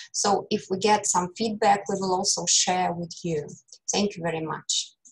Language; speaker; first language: English; non-native, fluent; Russian